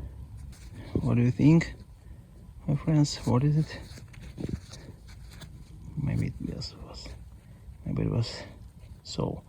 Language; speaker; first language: English; non-native, learner; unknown